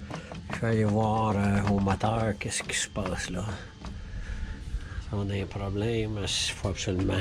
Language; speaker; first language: French; native; French